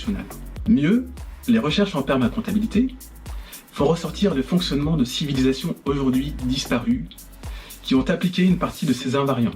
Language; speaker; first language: French; native; French